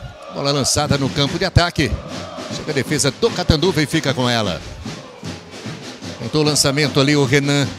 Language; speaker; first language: Portuguese; native; Portuguese